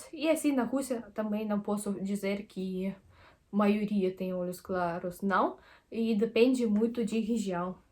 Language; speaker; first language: Portuguese; non-native, fluent; Russian